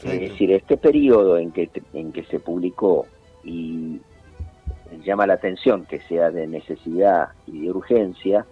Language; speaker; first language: Spanish; native; Spanish